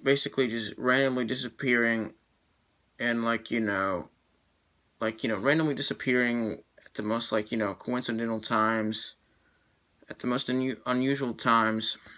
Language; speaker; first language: English; native; English